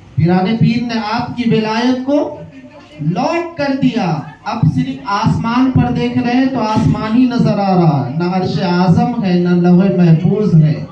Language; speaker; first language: Urdu; native; Urdu